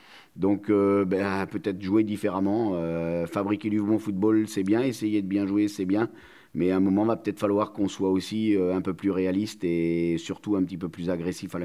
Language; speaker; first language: French; native; French